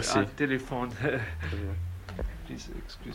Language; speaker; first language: French; non-native, learner; German